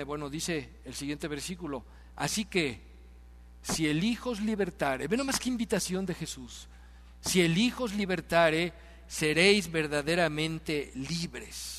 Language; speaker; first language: Spanish; native; Spanish